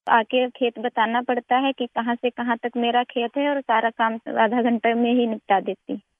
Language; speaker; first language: Hindi; native; Hindi